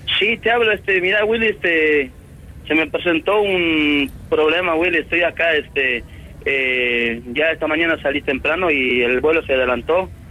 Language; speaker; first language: Spanish; native; Spanish